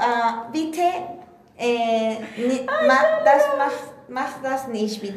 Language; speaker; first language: German; non-native, learner; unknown